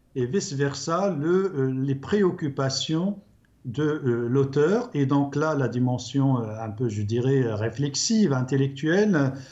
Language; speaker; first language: French; non-native, local second language; Arabic